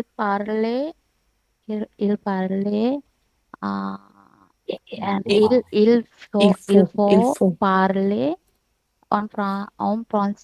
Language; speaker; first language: French; non-native, learner; Sinhala